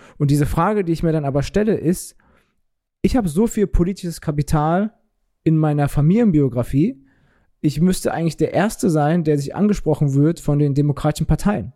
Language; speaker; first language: German; early bilingual, other home language; Turkish